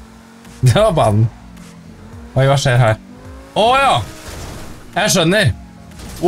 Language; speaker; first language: Norwegian; native; Norwegian